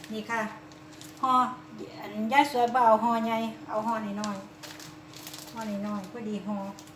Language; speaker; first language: Thai; native; Thai